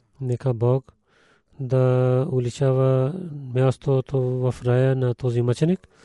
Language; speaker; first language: Bulgarian; non-native, learner; Urdu